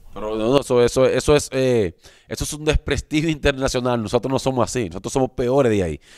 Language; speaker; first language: Spanish; native; Spanish